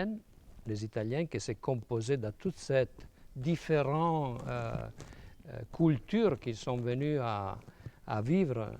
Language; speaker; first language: French; non-native, fluent; Italian